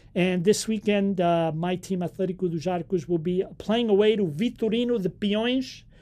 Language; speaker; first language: English; early bilingual, other home language; Portuguese